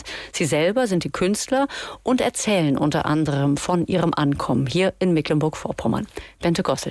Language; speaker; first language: German; native; German